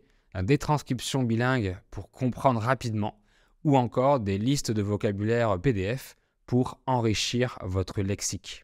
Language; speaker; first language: French; native; French